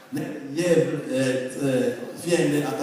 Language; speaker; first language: Swedish; non-native, fluent; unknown